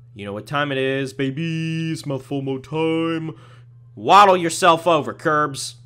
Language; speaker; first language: English; native; English